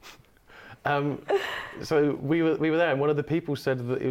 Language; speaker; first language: English; native; English